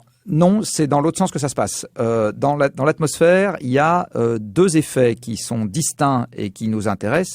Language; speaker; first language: French; native; French